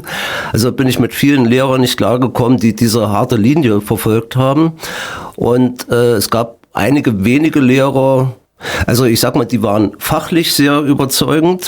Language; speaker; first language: German; native; German